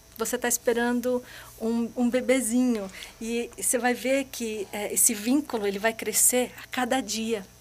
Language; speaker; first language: Portuguese; early bilingual, other home language; Arabic